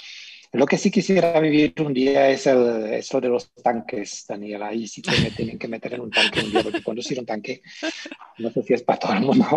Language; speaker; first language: Spanish; native; Spanish